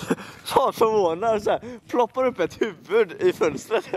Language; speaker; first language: Swedish; native; Swedish